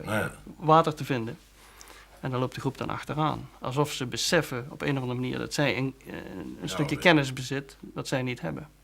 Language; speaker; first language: Dutch; native; Dutch